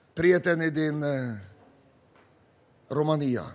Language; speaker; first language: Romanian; non-native, learner; Norwegian